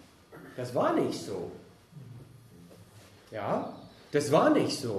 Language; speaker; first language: German; non-native, fluent; English